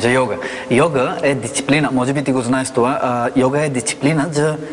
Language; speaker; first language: Bulgarian; non-native, fluent; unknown